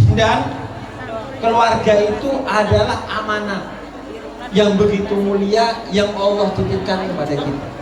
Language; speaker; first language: Indonesian; non-native, local second language; Madurese